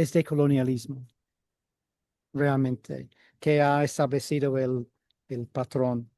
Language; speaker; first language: Spanish; non-native, fluent; English